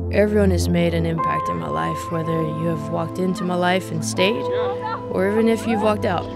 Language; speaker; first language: English; native; English